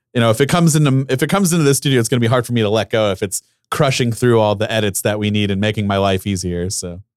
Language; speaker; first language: English; native; English